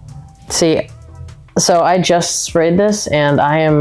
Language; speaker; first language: English; native; English